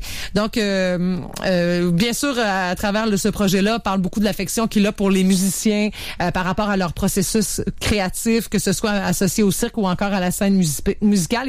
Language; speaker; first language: French; native; French